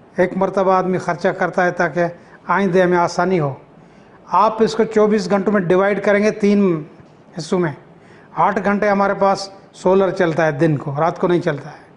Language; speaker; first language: Urdu; non-native, local second language; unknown